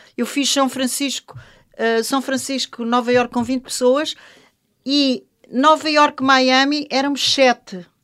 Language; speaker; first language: Portuguese; non-native, local second language; French